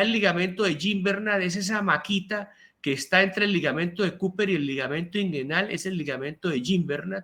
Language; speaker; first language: Spanish; native; Spanish